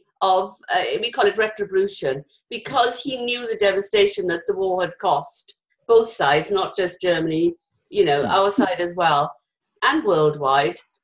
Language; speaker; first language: English; native; English